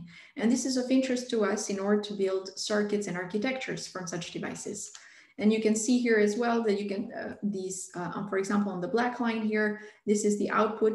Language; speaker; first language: English; non-native, fluent; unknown